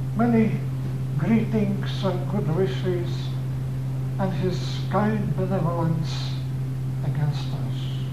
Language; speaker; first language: English; non-native, fluent; Latvian